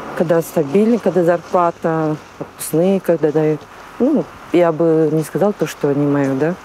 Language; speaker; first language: Russian; non-native, local second language; Kyrgyz